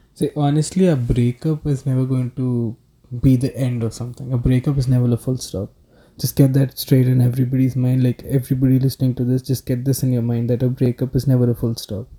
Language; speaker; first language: English; non-native, local second language; Telugu